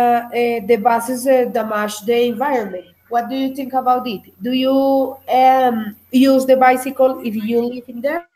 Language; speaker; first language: English; non-native, learner; Spanish